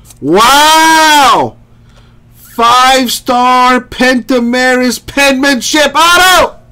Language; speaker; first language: English; native; English